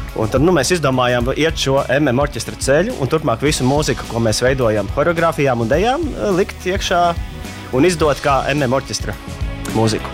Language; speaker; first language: Latvian; native; Latvian